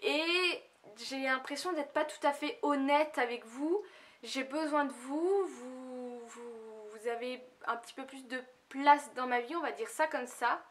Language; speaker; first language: French; native; French